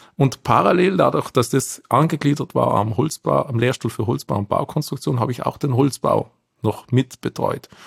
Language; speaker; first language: German; native; German